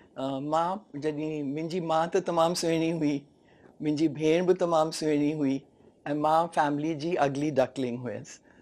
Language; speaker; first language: Sindhi; native; Sindhi